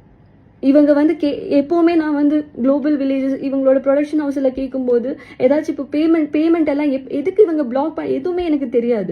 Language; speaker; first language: Tamil; non-native, local second language; Malayalam